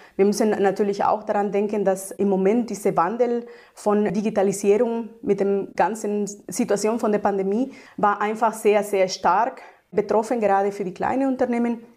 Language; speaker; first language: German; non-native, fluent; Spanish